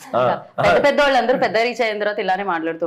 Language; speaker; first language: Telugu; native; Telugu